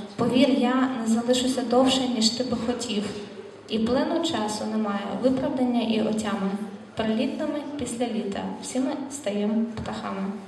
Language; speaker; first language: Ukrainian; native; Ukrainian